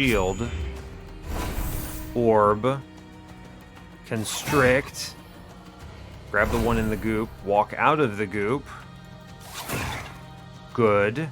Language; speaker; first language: English; native; English